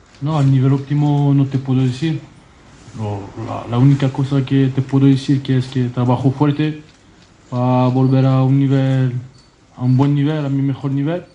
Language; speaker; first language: Spanish; non-native, fluent; French